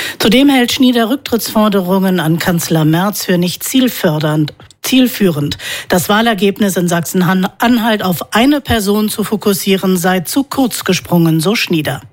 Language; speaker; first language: German; native; German